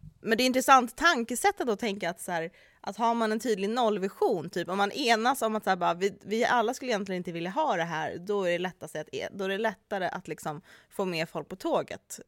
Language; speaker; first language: Swedish; native; Swedish